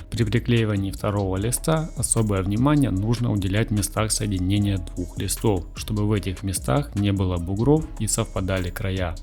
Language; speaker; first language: Russian; native; Russian